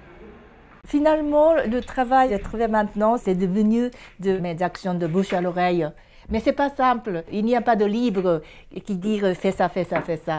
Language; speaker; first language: French; non-native, fluent; Japanese